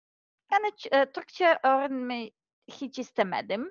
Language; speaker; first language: Turkish; non-native, learner; Serbian